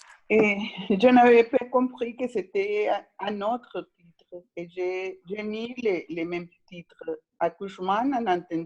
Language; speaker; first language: French; non-native, learner; Spanish